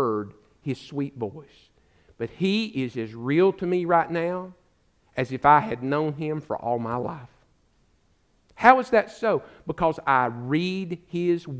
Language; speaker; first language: English; native; English